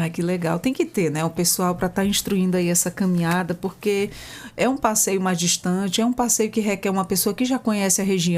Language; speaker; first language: Portuguese; native; Portuguese